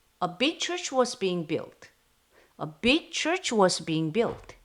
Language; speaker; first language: English; non-native, fluent; Korean